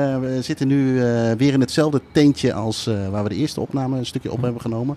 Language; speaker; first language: Dutch; early bilingual, other home language; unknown